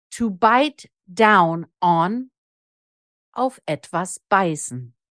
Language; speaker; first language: German; native; German